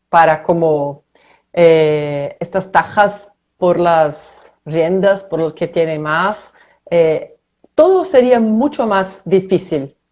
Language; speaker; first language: Spanish; non-native, fluent; Portuguese